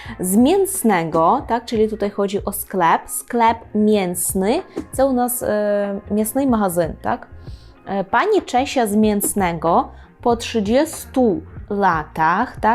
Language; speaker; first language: Polish; non-native, fluent; Ukrainian